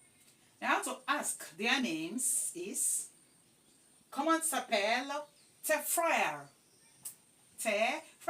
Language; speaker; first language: French; non-native, learner; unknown